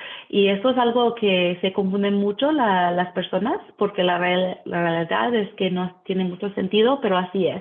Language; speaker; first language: Spanish; early bilingual, heritage; Spanish